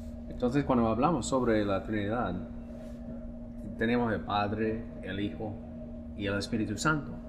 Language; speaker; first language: Spanish; non-native, fluent; English